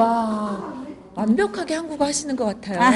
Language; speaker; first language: Korean; native; Korean